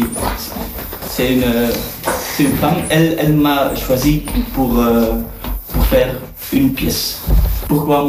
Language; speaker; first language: French; non-native, learner; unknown